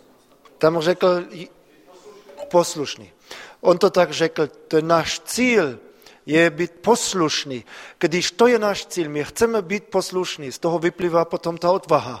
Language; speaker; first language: Czech; non-native, fluent; German